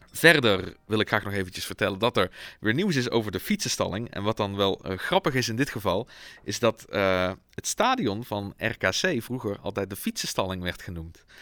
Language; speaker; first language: Dutch; native; Dutch